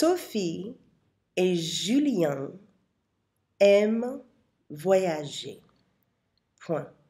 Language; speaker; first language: French; non-native, fluent; English